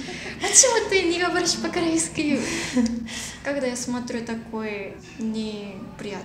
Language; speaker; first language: Russian; non-native, learner; Korean